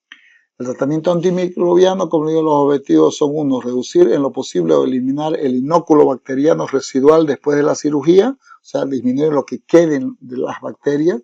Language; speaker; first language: Spanish; native; Spanish